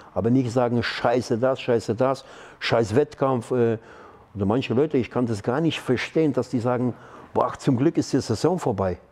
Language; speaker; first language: German; non-native, fluent; Polish